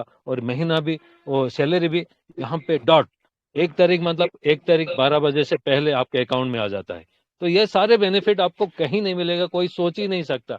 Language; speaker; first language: Hindi; non-native, local second language; Odia